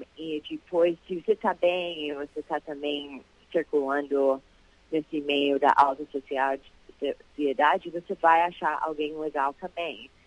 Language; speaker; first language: Portuguese; early bilingual, heritage; Portuguese